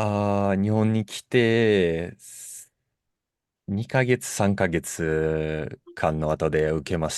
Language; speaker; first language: Japanese; non-native, fluent; Russian